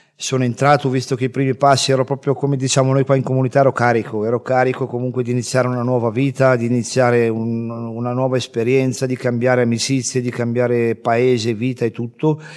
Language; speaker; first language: Italian; native; Italian